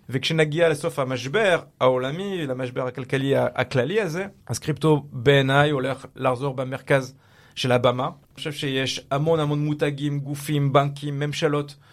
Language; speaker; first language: Hebrew; non-native, fluent; French